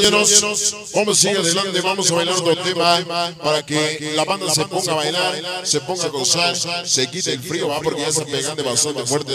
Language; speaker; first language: Spanish; native; Spanish